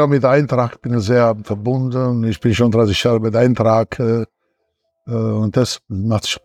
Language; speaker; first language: German; non-native, learner; Italian